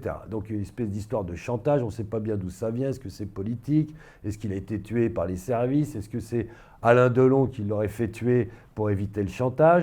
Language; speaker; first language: French; native; French